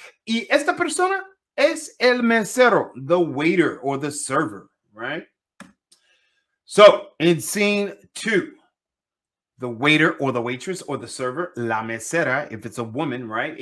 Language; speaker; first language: English; native; English